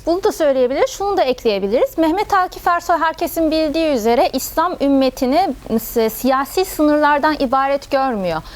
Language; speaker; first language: Turkish; non-native, fluent; Arabic